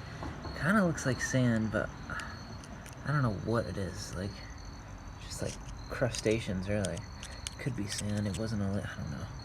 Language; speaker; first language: English; native; English